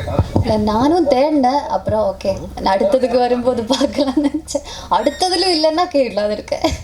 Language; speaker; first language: Tamil; non-native, fluent; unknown